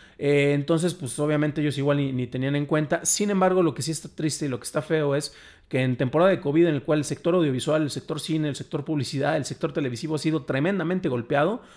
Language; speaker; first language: Spanish; native; Spanish